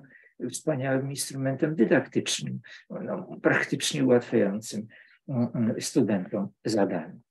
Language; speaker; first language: Polish; native; Polish